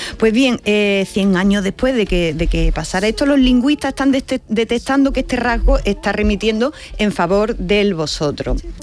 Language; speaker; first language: Spanish; native; Spanish